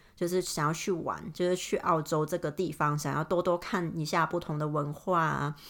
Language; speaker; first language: Chinese; non-native, local second language; Cantonese